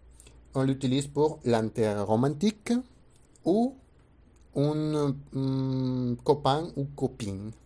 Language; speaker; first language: French; non-native, fluent; Spanish